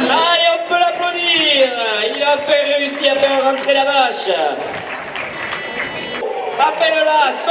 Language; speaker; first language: French; native; French